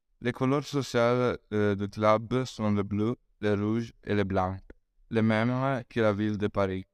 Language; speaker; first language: French; non-native, learner; Italian